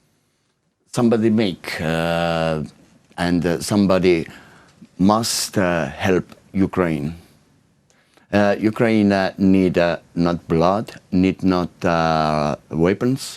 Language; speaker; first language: English; non-native, learner; Estonian